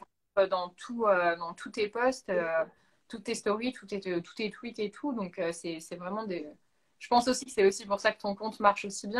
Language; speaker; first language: French; native; French